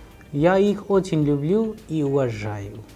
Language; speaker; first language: Russian; non-native, fluent; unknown